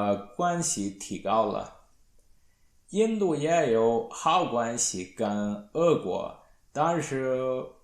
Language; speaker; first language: Chinese; non-native, learner; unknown